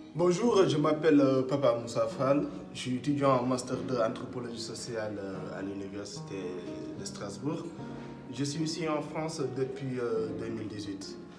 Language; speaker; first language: French; non-native, local second language; Wolof